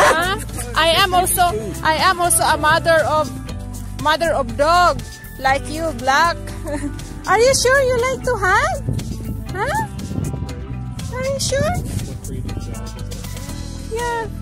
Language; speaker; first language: English; non-native, local second language; Cebuano